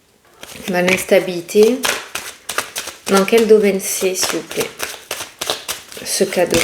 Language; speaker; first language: French; native; French